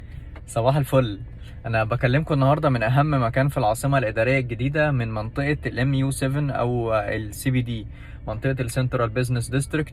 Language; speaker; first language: Arabic; native; Arabic